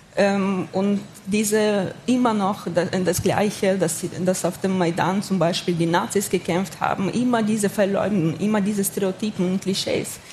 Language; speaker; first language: German; non-native, fluent; Ukrainian